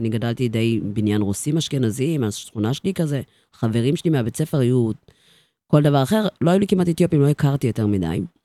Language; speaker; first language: Hebrew; early bilingual, other home language; Amharic